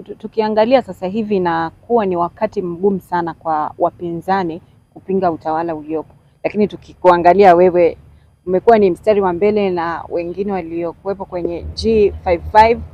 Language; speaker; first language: Swahili; native; Swahili